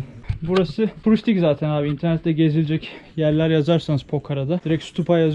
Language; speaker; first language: Turkish; native; Turkish